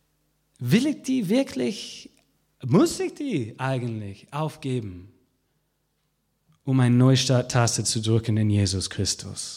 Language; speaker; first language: German; non-native, fluent; English